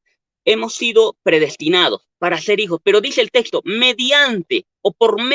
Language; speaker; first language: Spanish; native; Spanish